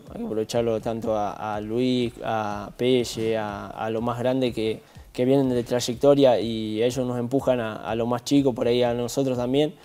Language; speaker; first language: Spanish; native; Spanish